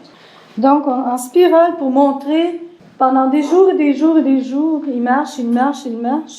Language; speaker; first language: French; native; French